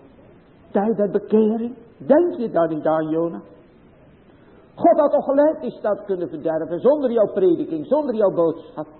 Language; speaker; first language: Dutch; native; Dutch